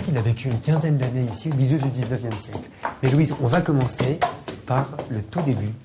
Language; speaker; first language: French; native; French